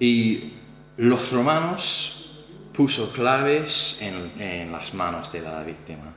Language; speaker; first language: Spanish; non-native, fluent; English